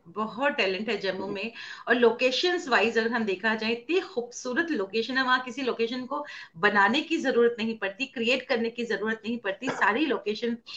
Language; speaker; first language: Hindi; native; Hindi